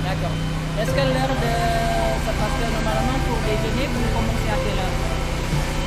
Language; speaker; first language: French; non-native, fluent; Indonesian